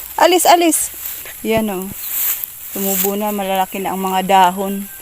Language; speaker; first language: Filipino; non-native, local second language; Waray